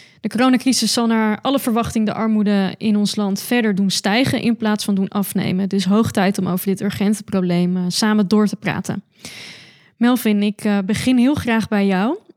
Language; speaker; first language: Dutch; native; Dutch